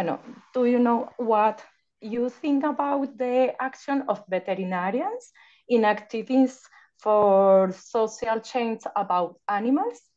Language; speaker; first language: English; non-native, learner; Spanish